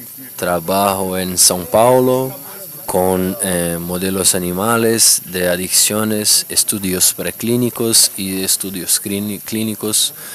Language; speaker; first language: Spanish; non-native, fluent; Portuguese